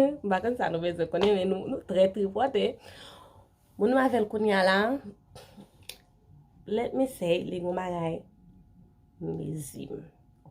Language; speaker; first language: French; non-native, learner; Haitian Creole